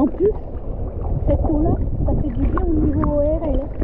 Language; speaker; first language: French; native; French